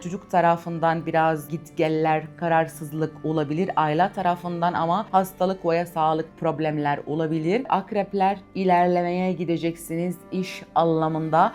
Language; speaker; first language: Turkish; non-native, fluent; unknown